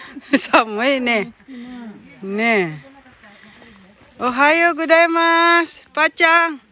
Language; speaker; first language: Japanese; non-native, fluent; Filipino